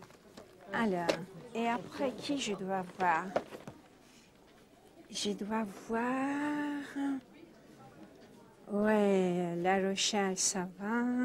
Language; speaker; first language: French; non-native, fluent; Turkish